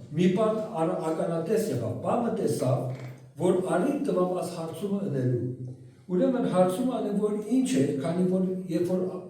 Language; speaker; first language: Armenian; early bilingual, heritage; Armenian